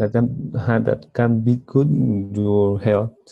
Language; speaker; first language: English; non-native, learner; Spanish